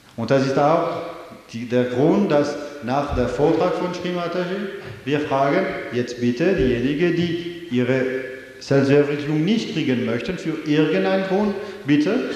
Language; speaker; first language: German; non-native, fluent; French